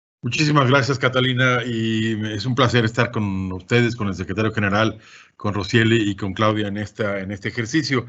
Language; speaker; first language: Spanish; native; Spanish